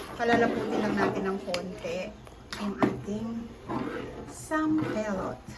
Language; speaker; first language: Filipino; non-native, local second language; Pampanga